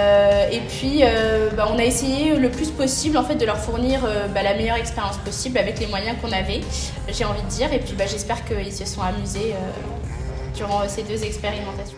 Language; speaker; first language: French; native; French